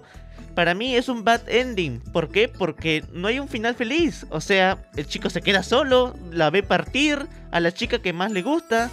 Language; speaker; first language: Spanish; native; Spanish